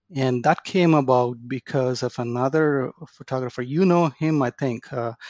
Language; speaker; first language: English; non-native, local second language; Tamil